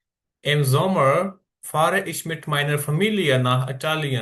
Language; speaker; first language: German; non-native, fluent; Urdu